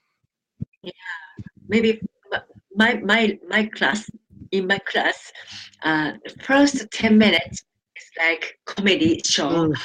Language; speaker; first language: English; non-native, learner; Japanese